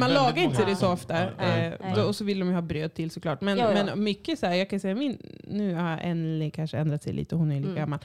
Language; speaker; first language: Swedish; native; Swedish